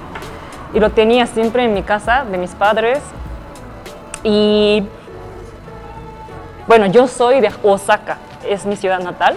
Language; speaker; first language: Spanish; non-native, fluent; Japanese